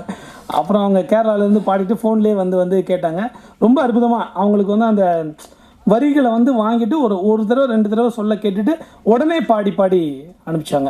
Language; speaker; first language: Tamil; native; Tamil